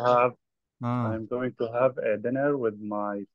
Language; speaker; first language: English; non-native, learner; Arabic